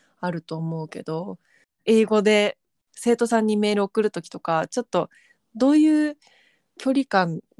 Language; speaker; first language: Japanese; native; Japanese